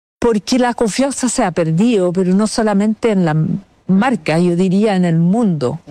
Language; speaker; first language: Spanish; non-native, fluent; French